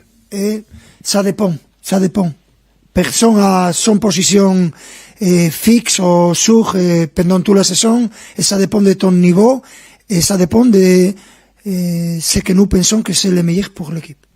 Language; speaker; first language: French; non-native, fluent; Spanish